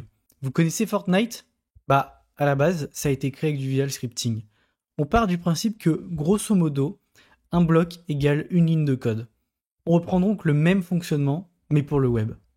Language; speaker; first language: French; native; French